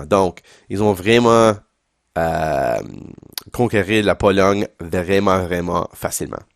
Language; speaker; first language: French; non-native, local second language; English